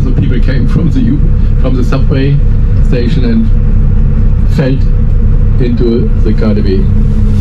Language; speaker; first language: English; non-native, fluent; German